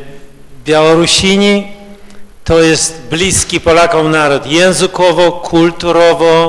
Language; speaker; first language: Polish; early bilingual, heritage; Russian